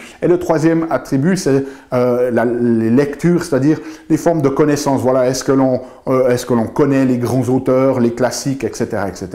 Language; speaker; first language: French; native; French